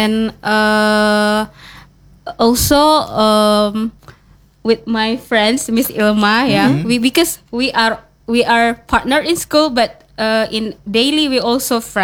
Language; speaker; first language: English; non-native, learner; Indonesian